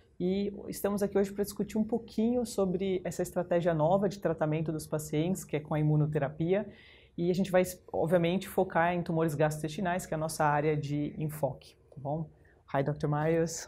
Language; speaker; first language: Portuguese; native; Portuguese